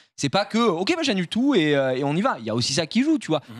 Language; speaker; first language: French; native; French